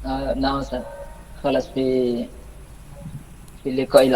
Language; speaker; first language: Arabic; non-native, learner; Indonesian